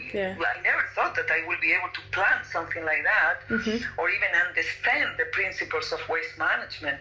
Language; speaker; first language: English; non-native, fluent; Spanish